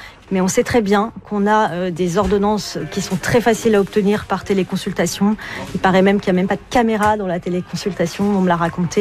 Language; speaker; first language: French; native; French